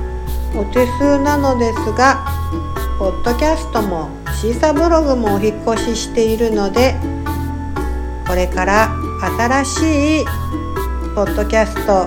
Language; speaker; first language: Japanese; native; Japanese